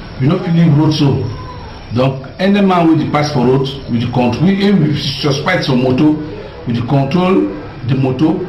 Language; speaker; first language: Nigerian Pidgin; non-native, local second language; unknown